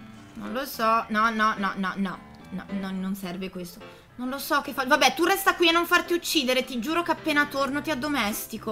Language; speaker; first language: Italian; native; Italian